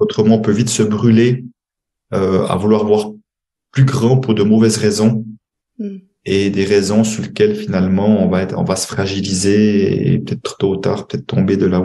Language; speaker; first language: French; native; French